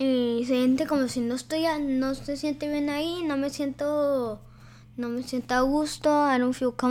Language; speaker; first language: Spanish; early bilingual, heritage; Spanish